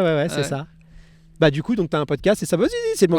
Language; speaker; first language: French; native; French